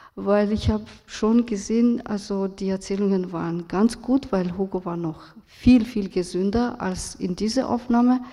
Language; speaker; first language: German; non-native, fluent; Romanian